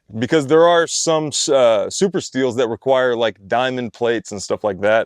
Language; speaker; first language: English; native; English